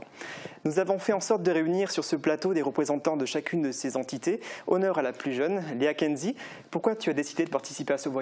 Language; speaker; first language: French; native; French